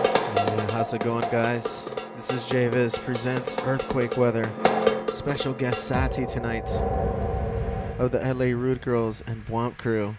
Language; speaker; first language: English; native; English